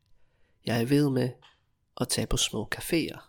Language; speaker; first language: Danish; non-native, fluent; English